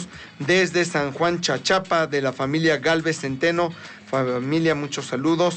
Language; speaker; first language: Spanish; native; Spanish